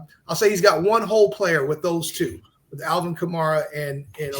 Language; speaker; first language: English; native; English